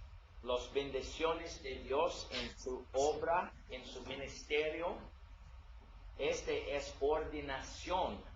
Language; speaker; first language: Spanish; non-native, learner; English